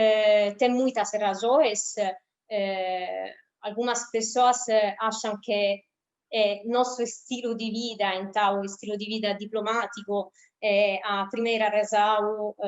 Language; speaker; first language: Portuguese; non-native, fluent; Italian